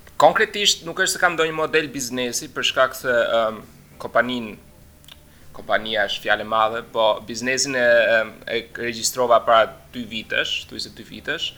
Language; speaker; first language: Albanian; early bilingual, heritage; Albanian